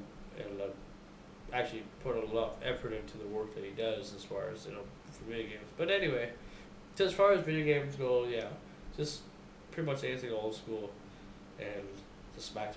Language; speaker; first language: English; native; English